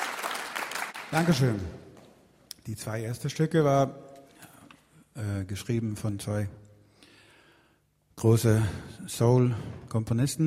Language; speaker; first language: German; non-native, learner; Swedish